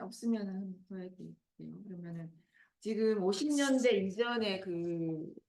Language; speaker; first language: Korean; native; Korean